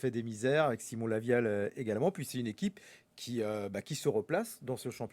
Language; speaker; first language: French; native; French